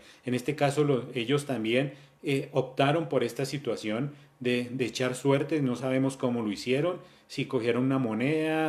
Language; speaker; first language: Spanish; native; Spanish